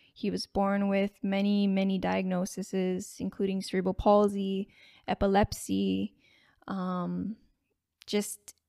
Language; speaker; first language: English; native; English